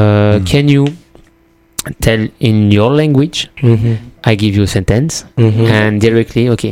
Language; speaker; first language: English; non-native, learner; French